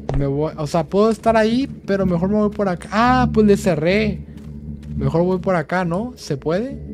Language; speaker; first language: Spanish; native; Spanish